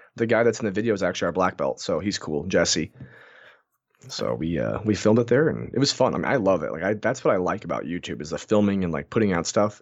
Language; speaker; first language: English; native; English